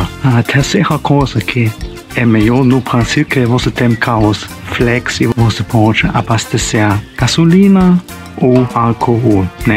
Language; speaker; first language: Portuguese; non-native, fluent; German